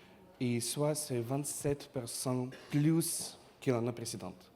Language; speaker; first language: French; non-native, fluent; Russian